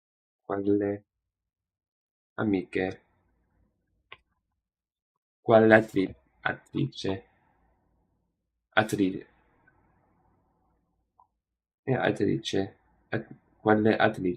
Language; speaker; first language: Italian; non-native, learner; English